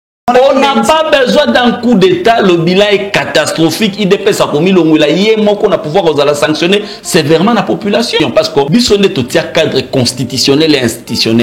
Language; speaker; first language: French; non-native, local second language; Lingala